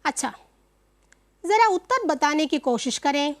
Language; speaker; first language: Hindi; non-native, local second language; Malayalam